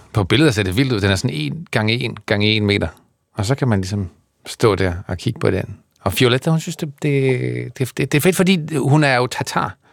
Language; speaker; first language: Danish; native; Danish